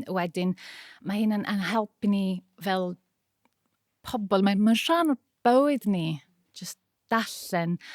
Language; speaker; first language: Welsh; non-native, fluent; Greek